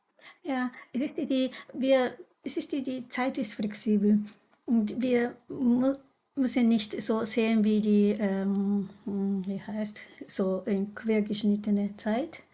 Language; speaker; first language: German; non-native, learner; Japanese